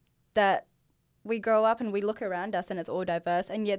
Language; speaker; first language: English; native; English